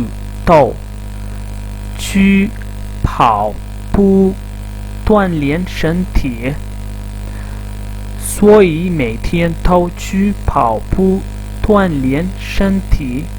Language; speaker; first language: Chinese; non-native, fluent; Urdu